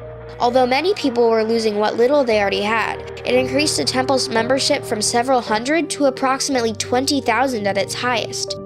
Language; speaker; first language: English; native; English